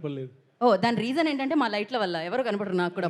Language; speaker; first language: Telugu; native; Telugu